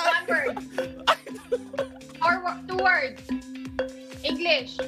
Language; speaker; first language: English; non-native, local second language; Filipino